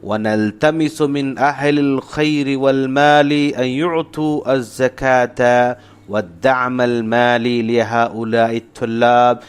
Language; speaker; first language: Arabic; non-native, fluent; Urdu